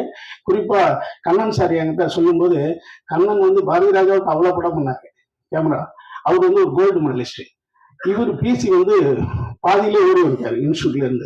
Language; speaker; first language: Tamil; native; Tamil